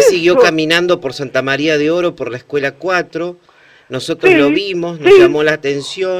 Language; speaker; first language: Spanish; native; Spanish